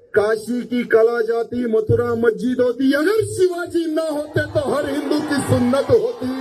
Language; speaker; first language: Hindi; non-native, local second language; Telugu